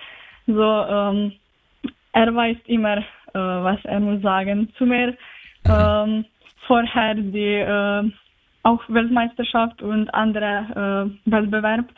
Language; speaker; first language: German; non-native, learner; Slovenian